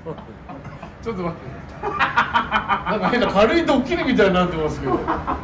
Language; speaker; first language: Japanese; native; Japanese